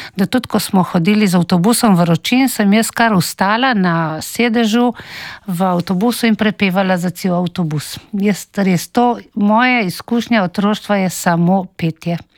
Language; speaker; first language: Slovenian; native; Slovenian